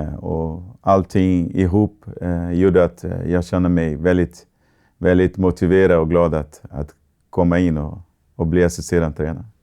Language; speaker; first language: Swedish; non-native, fluent; Portuguese